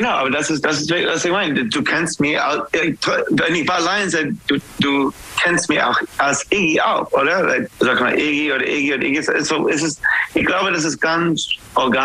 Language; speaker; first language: German; non-native, fluent; English